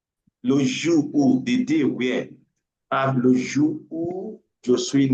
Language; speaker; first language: French; non-native, learner; English